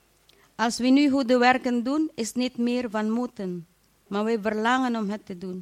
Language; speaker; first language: Dutch; non-native, fluent; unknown